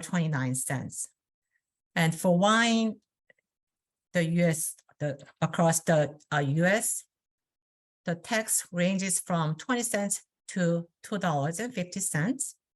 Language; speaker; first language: English; non-native, fluent; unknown